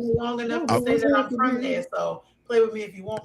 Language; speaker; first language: English; native; English